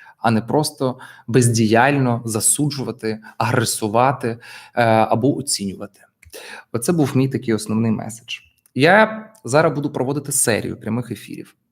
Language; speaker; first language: Ukrainian; non-native, local second language; Russian